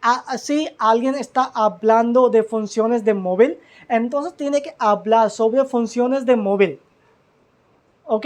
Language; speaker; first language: Spanish; non-native, learner; Hindi